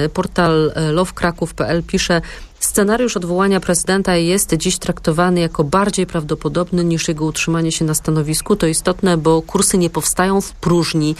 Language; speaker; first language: Polish; native; Polish